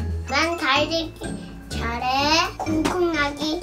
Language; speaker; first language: Korean; early bilingual, other home language; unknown